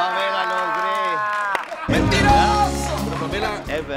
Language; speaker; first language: Spanish; native; Spanish